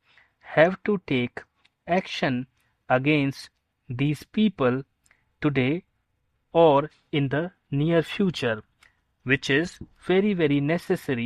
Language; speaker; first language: English; non-native, local second language; Hindi